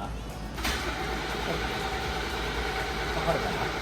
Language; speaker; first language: Japanese; non-native, fluent; English